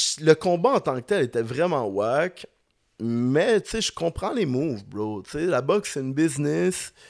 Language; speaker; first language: French; native; French